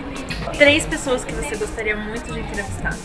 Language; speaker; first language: Portuguese; native; Portuguese